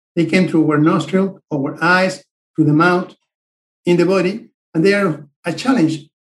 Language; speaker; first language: English; non-native, fluent; Spanish